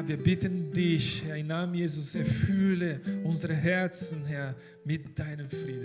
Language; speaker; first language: German; non-native, fluent; Portuguese